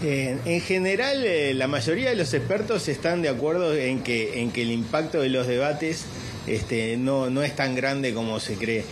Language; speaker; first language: Spanish; native; Spanish